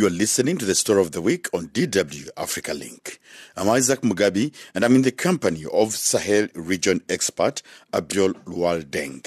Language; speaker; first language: English; non-native, local second language; Kinyarwanda